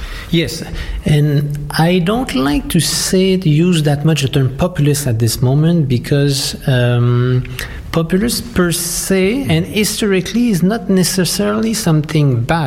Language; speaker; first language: English; non-native, fluent; French